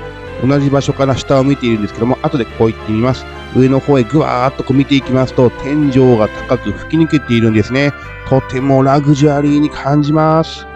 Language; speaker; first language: Japanese; native; Japanese